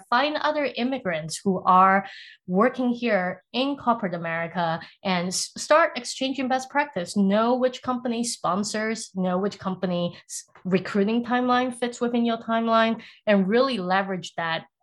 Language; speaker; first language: English; early bilingual, other home language; Chinese